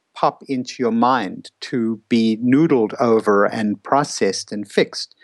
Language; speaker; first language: English; native; English